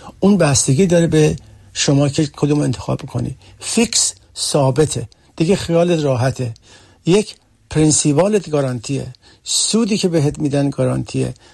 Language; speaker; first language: Persian; early bilingual, heritage; Persian